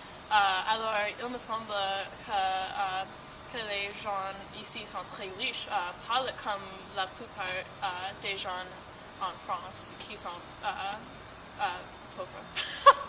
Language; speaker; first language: French; non-native, learner; English